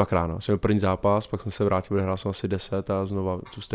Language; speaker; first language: Czech; native; Czech